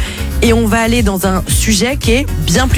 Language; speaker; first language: French; native; French